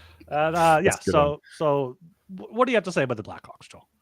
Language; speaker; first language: English; native; English